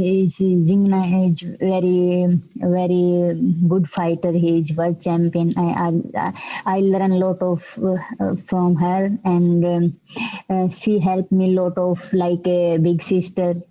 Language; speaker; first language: English; non-native, learner; Hindi